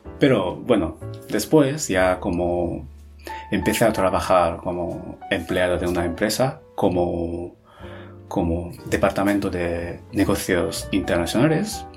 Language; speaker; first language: Spanish; non-native, fluent; Japanese